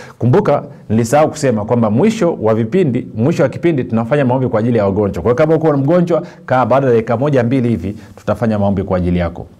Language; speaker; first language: Swahili; native; Swahili